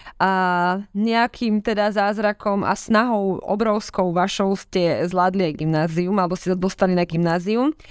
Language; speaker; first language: Slovak; native; Slovak